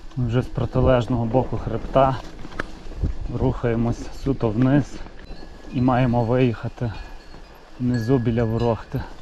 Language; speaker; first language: Ukrainian; native; Ukrainian